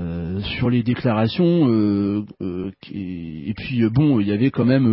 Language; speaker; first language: French; native; French